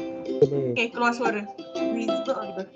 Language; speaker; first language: Malay; native; Malay